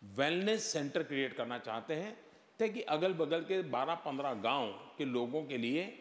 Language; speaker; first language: Hindi; non-native, local second language; Gujarati